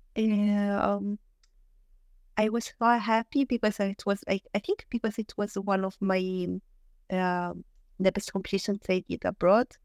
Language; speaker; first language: English; non-native, learner; Italian